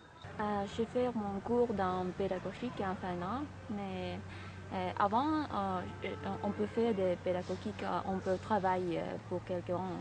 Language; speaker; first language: French; non-native, learner; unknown